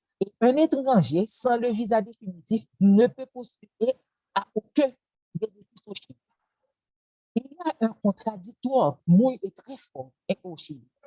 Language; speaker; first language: French; non-native, local second language; Haitian Creole